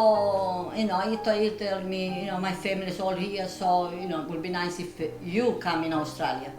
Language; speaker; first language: English; non-native, fluent; Italian